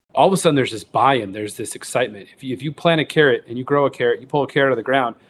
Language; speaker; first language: English; native; English